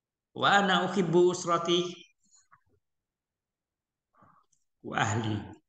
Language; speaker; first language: Arabic; non-native, fluent; Indonesian